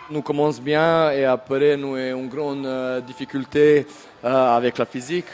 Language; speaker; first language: French; non-native, learner; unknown